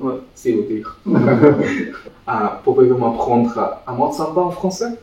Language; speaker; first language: French; non-native, learner; Tamil